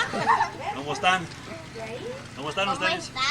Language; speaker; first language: Spanish; non-native, fluent; English